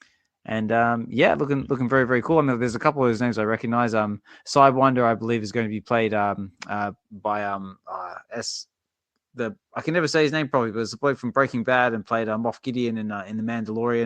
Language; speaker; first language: English; native; English